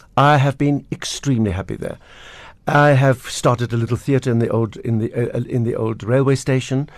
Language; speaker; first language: English; native; English